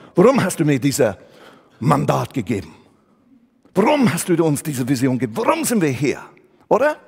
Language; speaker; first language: German; non-native, fluent; English